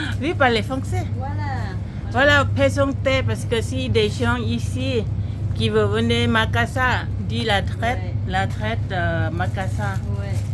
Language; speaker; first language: French; non-native, learner; Thai